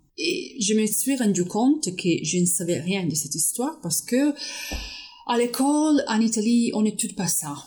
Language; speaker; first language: French; non-native, fluent; Italian